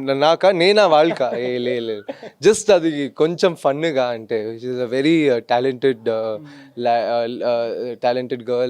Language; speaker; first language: Telugu; non-native, fluent; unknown